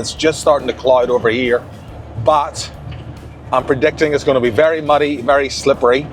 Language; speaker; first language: English; native; English